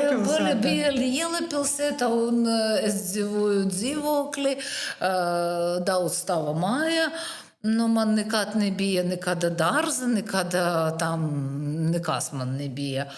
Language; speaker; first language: Latvian; non-native, learner; Russian